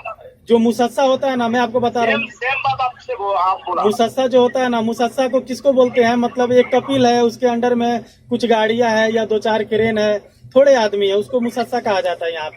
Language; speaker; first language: Hindi; native; Hindi